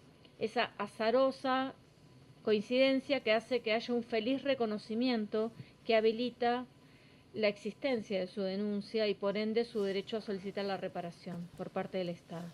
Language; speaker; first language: Spanish; native; Spanish